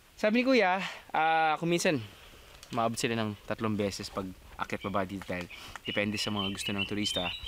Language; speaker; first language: Filipino; native; Filipino